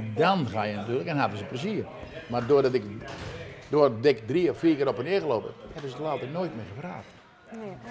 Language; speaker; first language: Dutch; native; Dutch